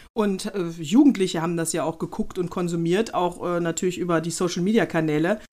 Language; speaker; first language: German; native; German